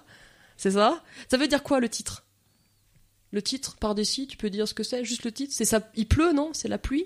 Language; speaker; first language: French; native; French